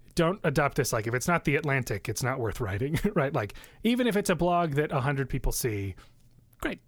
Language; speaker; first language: English; native; English